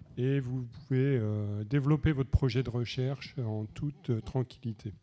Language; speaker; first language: French; native; French